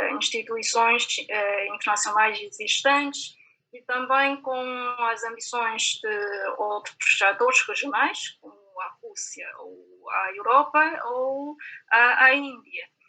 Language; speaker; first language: Portuguese; non-native, fluent; Chinese